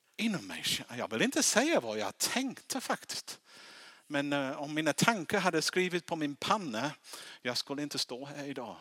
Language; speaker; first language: Swedish; non-native, fluent; English